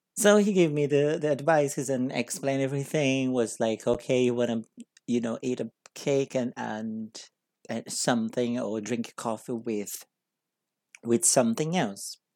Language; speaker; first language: English; non-native, learner; Portuguese